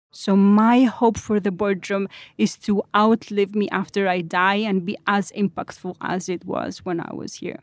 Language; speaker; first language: English; non-native, fluent; Greek